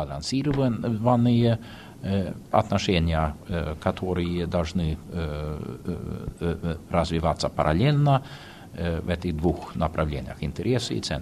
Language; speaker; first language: Russian; non-native, fluent; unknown